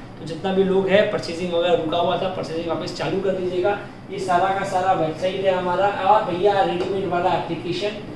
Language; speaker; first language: Hindi; native; Hindi